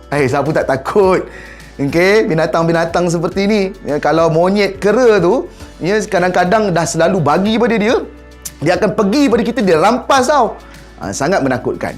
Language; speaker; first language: Malay; native; Malay